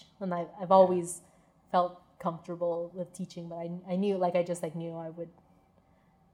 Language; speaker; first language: English; native; English